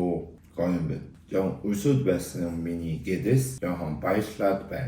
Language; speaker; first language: Mongolian; non-native, learner; Korean